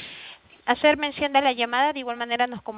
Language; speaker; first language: Spanish; native; Spanish